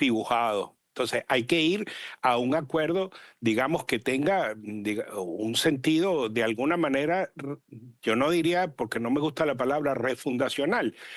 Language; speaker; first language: Spanish; native; Spanish